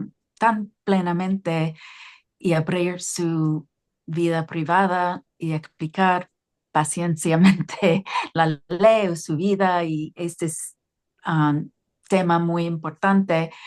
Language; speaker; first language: Spanish; non-native, learner; English